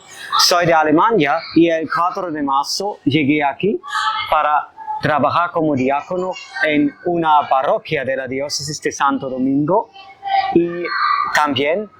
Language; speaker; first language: Spanish; non-native, fluent; German